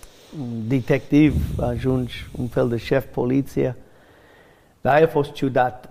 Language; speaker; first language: Romanian; non-native, learner; English